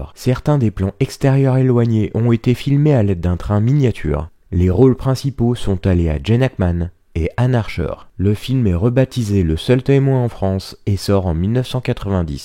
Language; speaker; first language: French; native; French